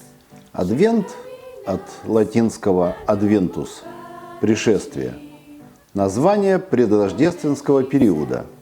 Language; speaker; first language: Russian; native; Russian